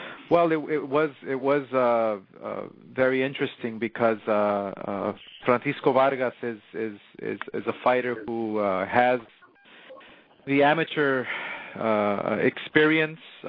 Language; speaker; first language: English; early bilingual, other home language; Spanish